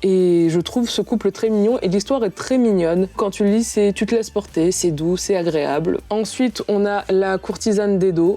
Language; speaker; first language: French; native; French